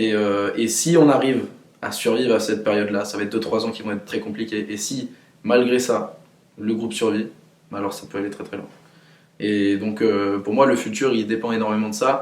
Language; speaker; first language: French; native; French